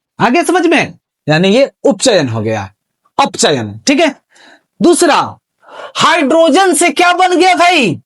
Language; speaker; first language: Hindi; native; Hindi